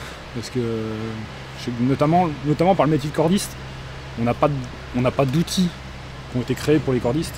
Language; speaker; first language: French; native; French